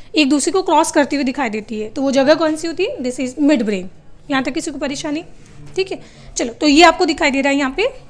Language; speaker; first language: Hindi; native; Hindi